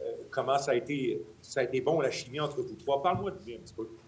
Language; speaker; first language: French; native; French